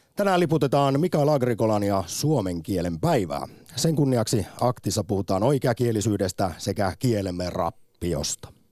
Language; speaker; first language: Finnish; native; Finnish